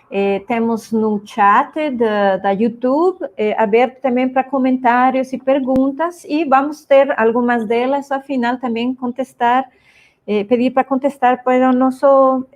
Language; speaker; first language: Portuguese; non-native, fluent; Spanish